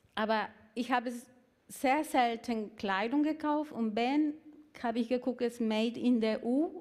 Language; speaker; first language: German; non-native, fluent; Spanish